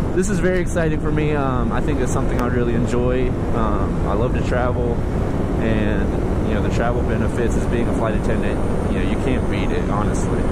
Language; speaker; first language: English; native; English